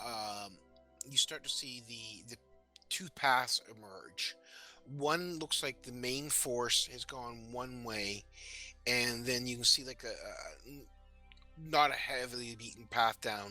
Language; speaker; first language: English; native; English